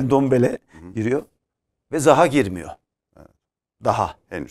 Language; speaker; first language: Turkish; native; Turkish